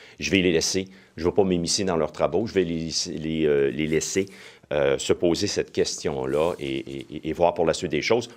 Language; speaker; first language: French; native; French